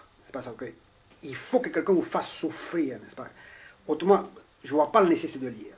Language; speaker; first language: French; non-native, fluent; Romanian